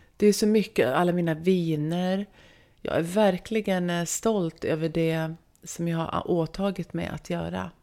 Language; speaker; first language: Swedish; native; Swedish